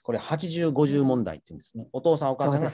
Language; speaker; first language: Japanese; native; Japanese